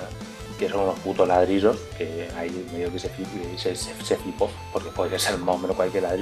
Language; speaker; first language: Spanish; native; Spanish